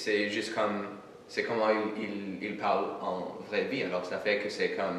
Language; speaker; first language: French; non-native, local second language; English